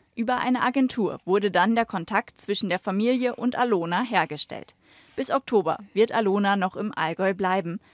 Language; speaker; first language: German; native; German